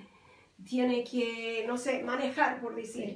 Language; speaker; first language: Spanish; non-native, fluent; English